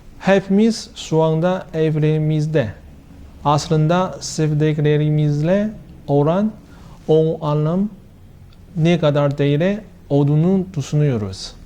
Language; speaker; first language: Turkish; non-native, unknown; Chinese